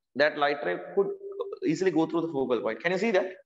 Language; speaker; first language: English; non-native, local second language; Sinhala